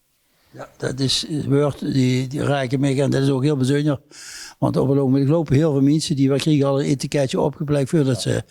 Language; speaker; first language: Dutch; native; Dutch